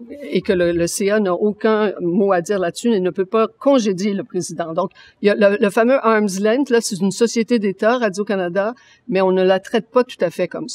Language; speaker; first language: French; native; French